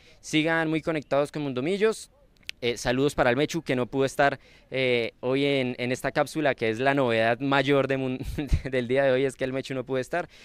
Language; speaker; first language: Spanish; native; Spanish